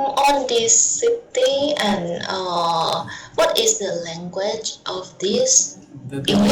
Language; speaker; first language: English; non-native, learner; Thai